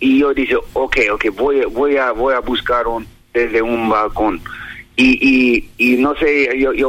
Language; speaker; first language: Spanish; non-native, learner; English